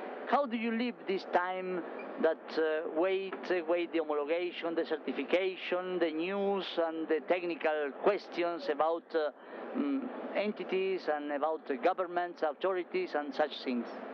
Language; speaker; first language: English; non-native, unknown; Italian